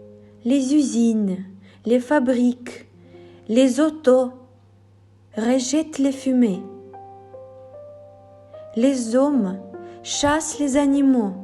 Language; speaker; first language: French; non-native, fluent; Ukrainian